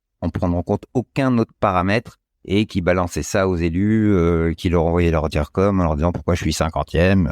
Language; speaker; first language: French; native; French